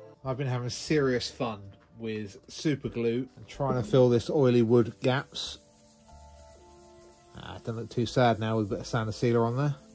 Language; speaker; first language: English; native; English